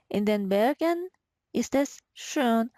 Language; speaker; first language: German; non-native, fluent; Persian